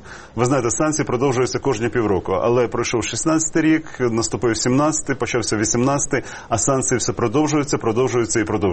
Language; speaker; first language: Ukrainian; native; Ukrainian